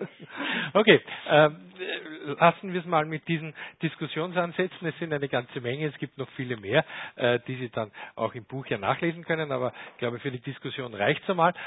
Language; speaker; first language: German; native; German